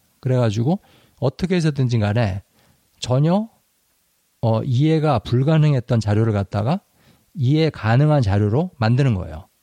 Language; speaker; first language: Korean; native; Korean